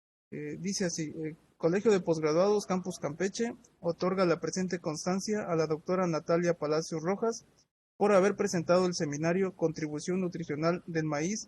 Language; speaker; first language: Spanish; native; Spanish